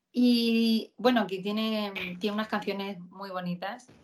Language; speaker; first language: Spanish; native; Spanish